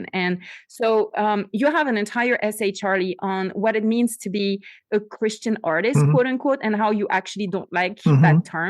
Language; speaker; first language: English; non-native, fluent; French